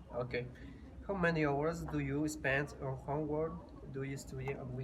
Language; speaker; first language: English; non-native, learner; Spanish